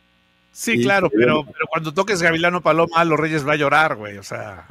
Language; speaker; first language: Spanish; native; Spanish